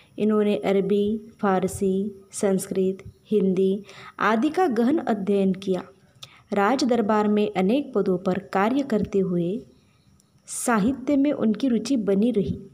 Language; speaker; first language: Hindi; non-native, local second language; Marathi